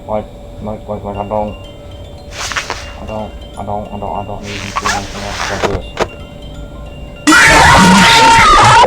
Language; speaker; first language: English; native; English